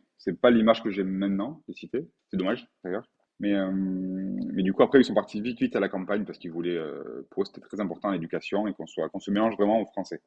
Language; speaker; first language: French; native; French